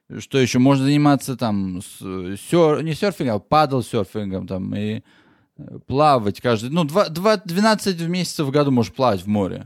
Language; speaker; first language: Russian; early bilingual, heritage; Russian